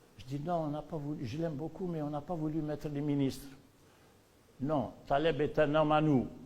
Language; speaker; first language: French; non-native, local second language; Berber languages